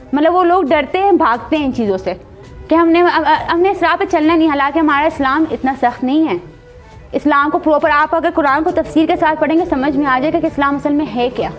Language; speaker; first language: Urdu; non-native, local second language; Punjabi